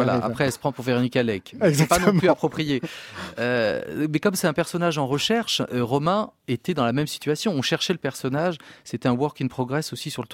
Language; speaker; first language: French; native; French